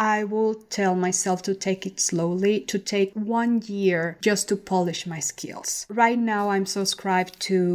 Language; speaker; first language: English; non-native, fluent; Spanish